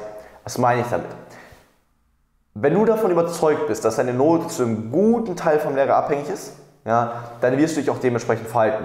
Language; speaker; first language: German; native; German